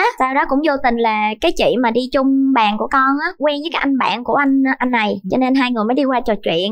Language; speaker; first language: Vietnamese; native; Vietnamese